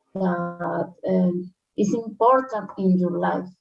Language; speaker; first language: English; non-native, learner; Spanish